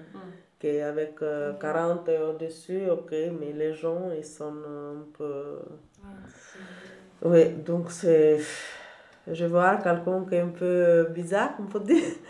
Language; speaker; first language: French; non-native, learner; Albanian